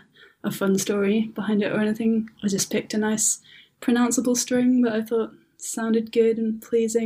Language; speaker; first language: English; native; English